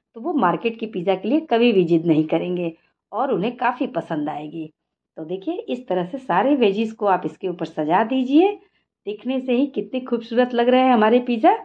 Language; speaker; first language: Hindi; native; Hindi